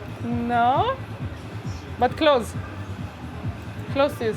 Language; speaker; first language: English; non-native, learner; Persian